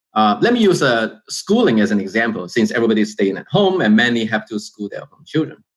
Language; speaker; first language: English; non-native, fluent; Chinese